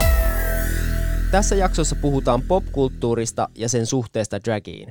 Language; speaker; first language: Finnish; native; Finnish